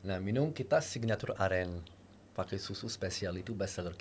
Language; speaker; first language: Indonesian; non-native, learner; French